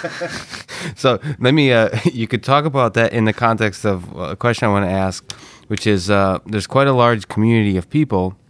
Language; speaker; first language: English; non-native, fluent; Russian